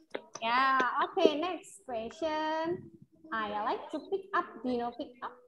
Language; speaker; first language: English; non-native, fluent; Indonesian